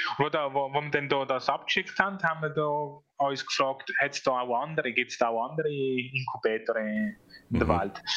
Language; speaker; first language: German; non-native, fluent; Italian